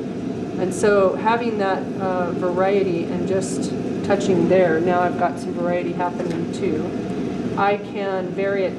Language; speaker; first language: English; native; English